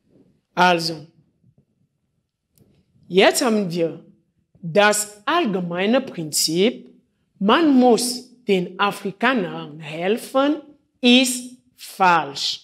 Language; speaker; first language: German; non-native, fluent; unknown